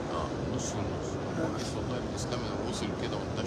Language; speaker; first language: Arabic; native; Arabic